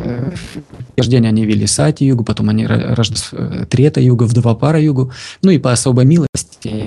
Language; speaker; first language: Russian; native; Russian